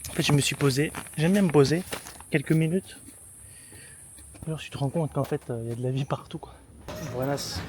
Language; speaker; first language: French; native; French